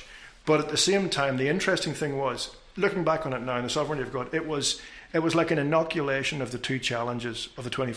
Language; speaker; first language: English; native; English